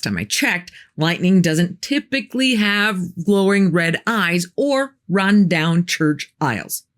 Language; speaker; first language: English; native; English